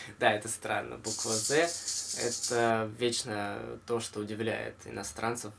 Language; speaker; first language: Russian; native; Russian